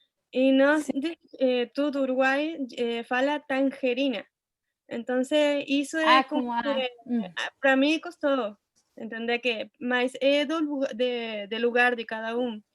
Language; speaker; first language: Portuguese; non-native, learner; Spanish